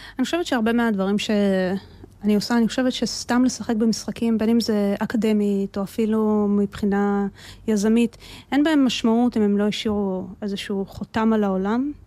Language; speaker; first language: Hebrew; early bilingual, other home language; Russian